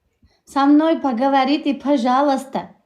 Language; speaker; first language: Russian; non-native, learner; Uzbek